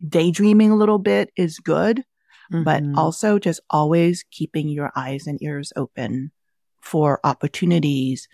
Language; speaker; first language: English; early bilingual, other home language; Vietnamese